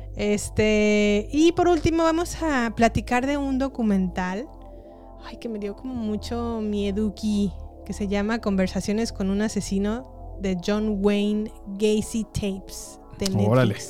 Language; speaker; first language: Spanish; native; Spanish